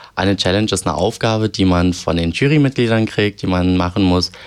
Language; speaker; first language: German; early bilingual, other home language; Albanian